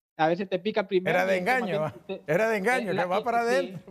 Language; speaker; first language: Spanish; native; Spanish